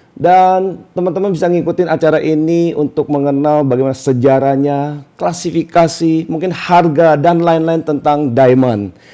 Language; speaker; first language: Indonesian; native; Indonesian